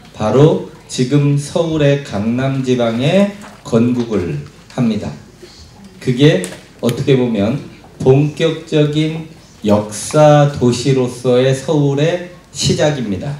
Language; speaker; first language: Korean; native; Korean